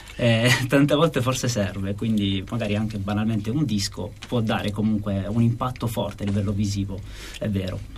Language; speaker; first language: Italian; native; Italian